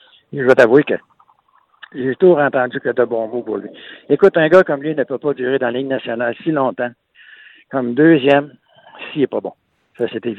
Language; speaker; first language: French; native; French